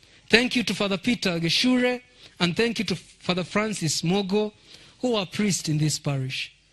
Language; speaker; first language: English; non-native, local second language; Kikuyu